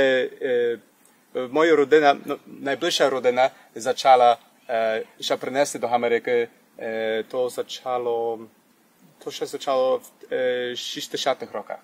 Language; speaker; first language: Ukrainian; early bilingual, heritage; English